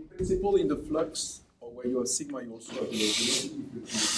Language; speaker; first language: English; non-native, fluent; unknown